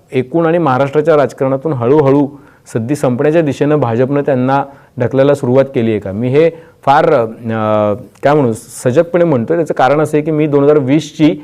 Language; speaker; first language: Marathi; native; Marathi